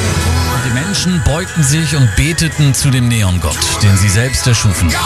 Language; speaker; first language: German; native; German